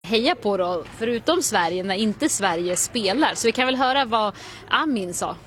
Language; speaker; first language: Swedish; native; Swedish